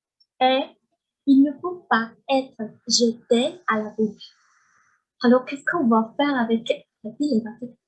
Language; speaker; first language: French; non-native, learner; Spanish